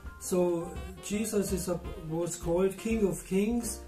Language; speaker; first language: English; non-native, fluent; German